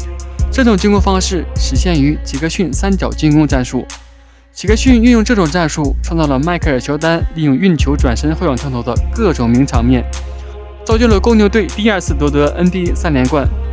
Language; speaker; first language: Chinese; native; Chinese